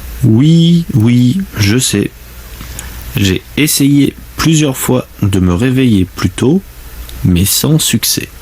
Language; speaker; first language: French; native; French